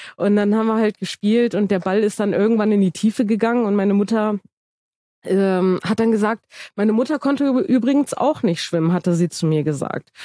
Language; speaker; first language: German; early bilingual, other home language; Turkish